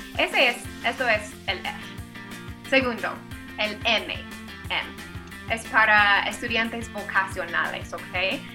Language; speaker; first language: Spanish; non-native, fluent; English